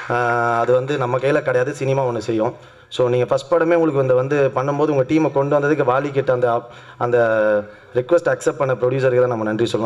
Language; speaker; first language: Tamil; native; Tamil